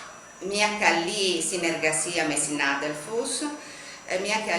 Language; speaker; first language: Greek; non-native, fluent; Italian